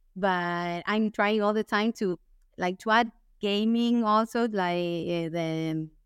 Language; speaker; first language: English; non-native, fluent; Spanish